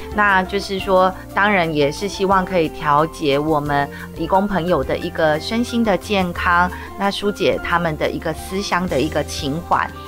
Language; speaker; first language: Chinese; native; Chinese